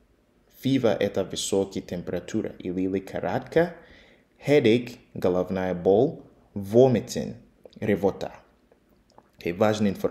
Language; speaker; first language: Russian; non-native, fluent; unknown